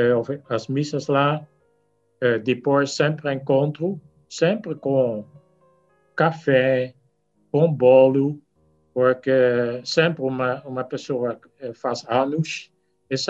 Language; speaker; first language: Portuguese; non-native, fluent; Dutch